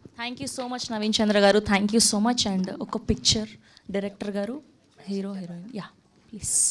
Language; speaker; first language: Telugu; native; Telugu